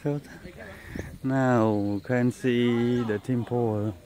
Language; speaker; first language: English; non-native, learner; Khmer